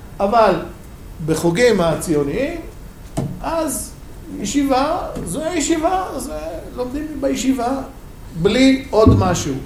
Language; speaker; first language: Hebrew; non-native, fluent; English